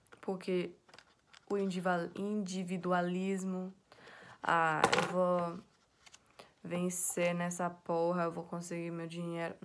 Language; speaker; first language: Portuguese; non-native, fluent; English